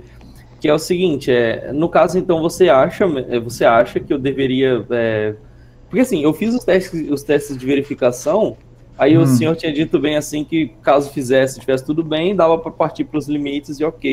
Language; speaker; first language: Portuguese; native; Portuguese